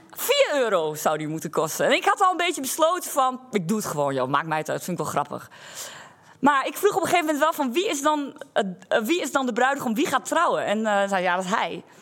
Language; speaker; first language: Dutch; native; Dutch